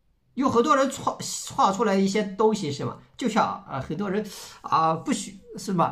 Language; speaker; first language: Chinese; native; Chinese